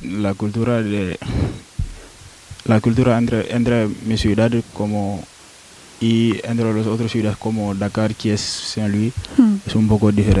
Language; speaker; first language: Spanish; non-native, learner; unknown